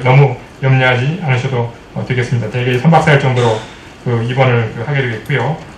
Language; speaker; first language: Korean; native; Korean